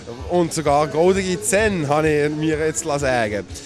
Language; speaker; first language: German; native; German